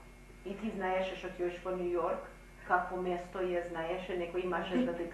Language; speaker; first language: Macedonian; early bilingual, heritage; Macedonian